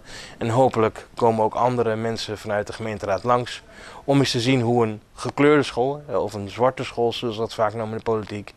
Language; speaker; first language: Dutch; native; Dutch